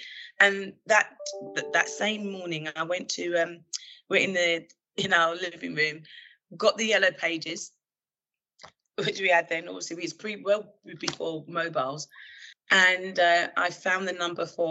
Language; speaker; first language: English; native; English